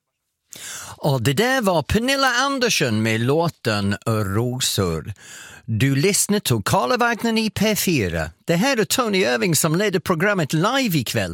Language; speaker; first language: Swedish; non-native, fluent; English